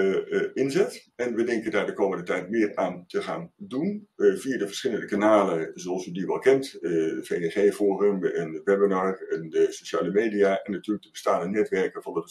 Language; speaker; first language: Dutch; native; Dutch